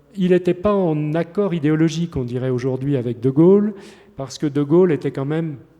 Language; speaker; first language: French; native; French